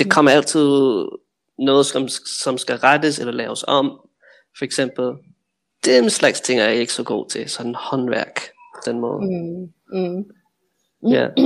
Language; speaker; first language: Danish; non-native, fluent; English